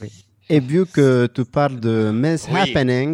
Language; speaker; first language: French; non-native, fluent; Italian